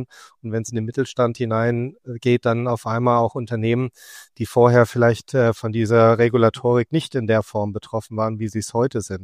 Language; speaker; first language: German; native; German